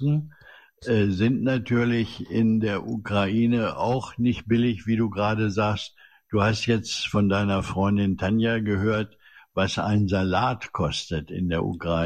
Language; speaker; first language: German; native; German